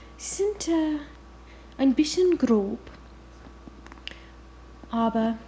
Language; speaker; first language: German; non-native, learner; English